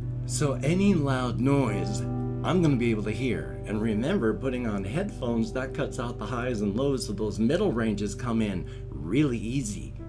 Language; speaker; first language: English; native; English